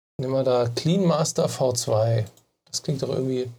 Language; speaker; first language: German; native; German